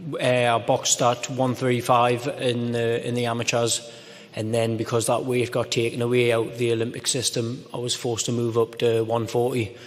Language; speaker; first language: English; native; English